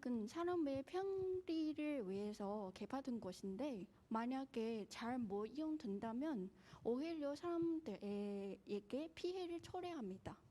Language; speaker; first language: Korean; non-native, fluent; Chinese